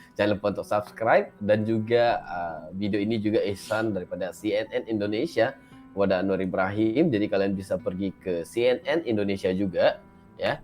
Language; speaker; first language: Malay; native; Malay